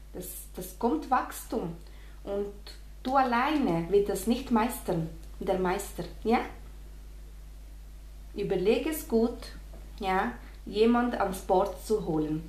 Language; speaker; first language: German; non-native, fluent; Spanish